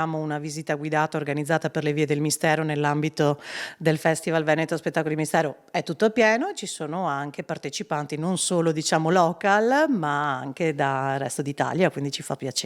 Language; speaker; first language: Italian; native; Italian